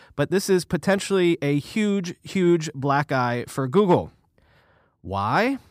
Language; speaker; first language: English; native; English